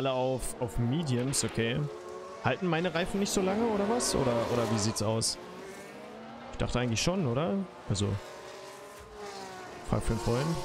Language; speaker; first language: German; native; German